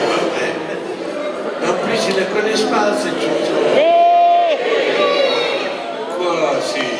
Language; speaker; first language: French; native; French